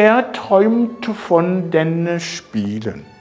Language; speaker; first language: German; non-native, fluent; Rundi